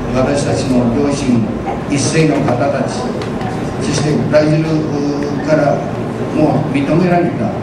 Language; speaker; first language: Japanese; early bilingual, heritage; Japanese